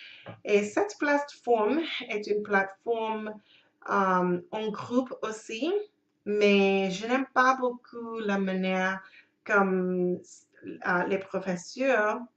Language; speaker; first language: French; non-native, learner; English